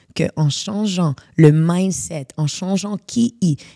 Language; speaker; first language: French; native; French